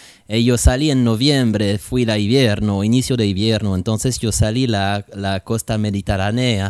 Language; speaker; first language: Spanish; non-native, learner; French